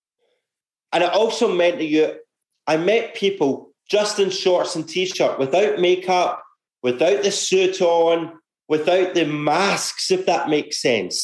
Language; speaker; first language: English; native; English